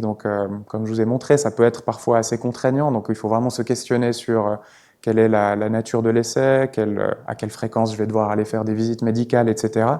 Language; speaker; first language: French; native; French